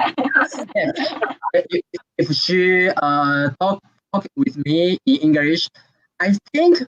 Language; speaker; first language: English; non-native, learner; Chinese